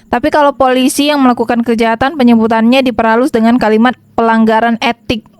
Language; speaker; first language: Indonesian; native; Indonesian